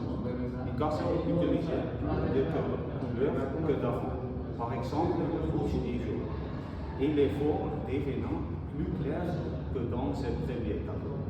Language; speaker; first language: French; non-native, learner; Dutch